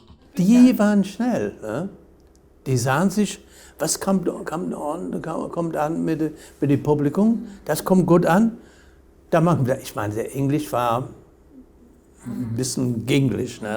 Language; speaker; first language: German; non-native, fluent; English